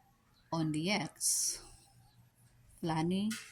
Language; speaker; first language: German; non-native, learner; Filipino